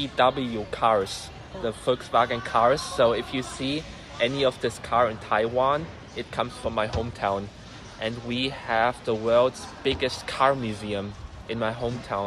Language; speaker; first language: English; non-native, fluent; German